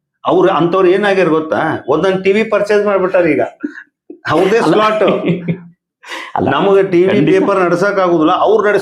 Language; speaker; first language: Kannada; native; Kannada